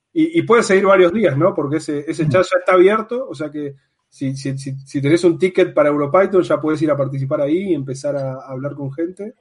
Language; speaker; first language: Spanish; native; Spanish